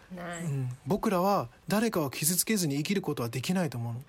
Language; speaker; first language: Japanese; early bilingual, other home language; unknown